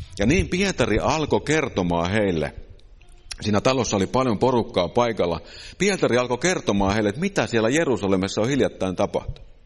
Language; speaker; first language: Finnish; native; Finnish